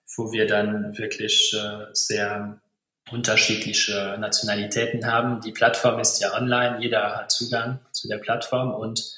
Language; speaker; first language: German; non-native, local second language; Luxembourgish